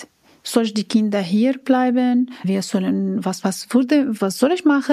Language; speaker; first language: German; non-native, learner; Arabic